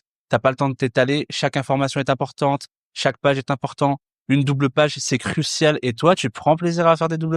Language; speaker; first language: French; native; French